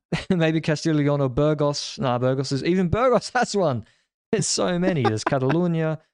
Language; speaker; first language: English; native; English